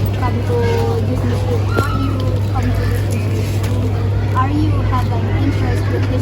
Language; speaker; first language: English; non-native, learner; Indonesian